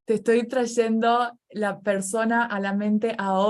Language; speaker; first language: Spanish; native; Spanish